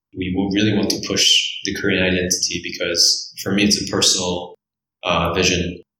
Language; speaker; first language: English; early bilingual, other home language; Korean